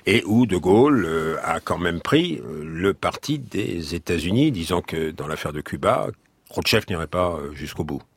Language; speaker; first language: French; native; French